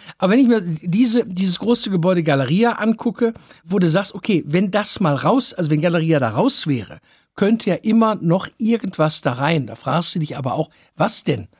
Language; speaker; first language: German; native; German